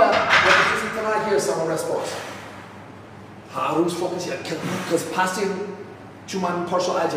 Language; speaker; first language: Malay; non-native, fluent; English